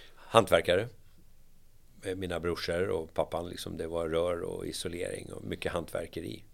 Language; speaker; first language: Swedish; native; Swedish